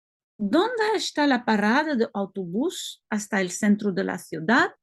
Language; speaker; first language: Spanish; non-native, learner; French